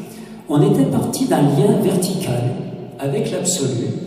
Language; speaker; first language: French; native; French